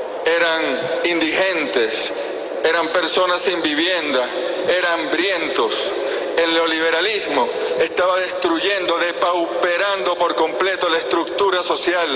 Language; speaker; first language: Spanish; native; Spanish